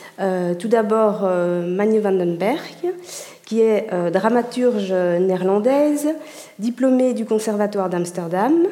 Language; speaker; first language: French; native; French